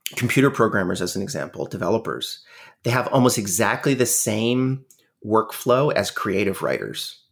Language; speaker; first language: English; native; English